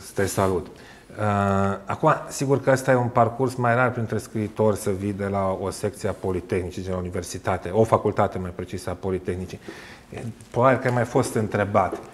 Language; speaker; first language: Romanian; native; Romanian